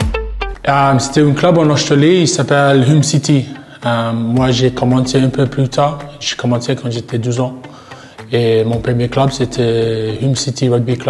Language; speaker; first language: French; non-native, learner; English